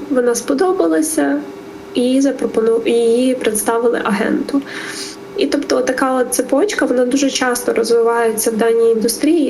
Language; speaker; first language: Ukrainian; native; Ukrainian